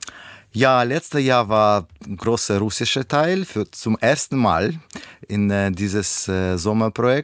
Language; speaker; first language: German; non-native, learner; Russian